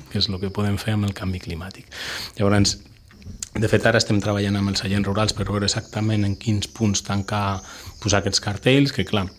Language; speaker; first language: Catalan; non-native, local second language; Spanish